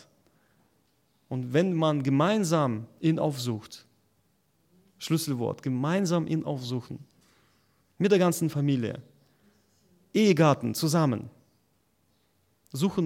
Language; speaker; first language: German; non-native, fluent; Russian